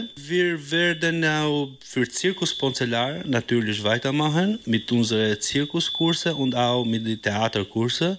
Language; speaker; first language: German; non-native, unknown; Albanian